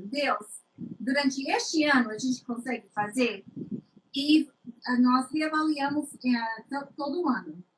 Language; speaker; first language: Portuguese; non-native, fluent; English